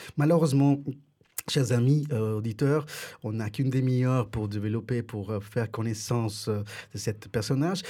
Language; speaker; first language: French; non-native, fluent; Spanish